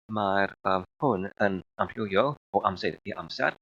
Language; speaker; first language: Welsh; non-native, learner; Filipino